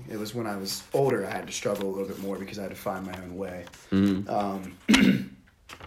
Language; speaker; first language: English; native; English